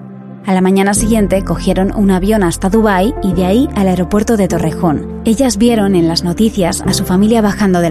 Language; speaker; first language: Spanish; native; Spanish